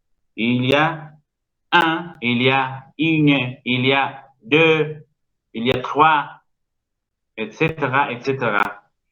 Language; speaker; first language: French; non-native, fluent; Spanish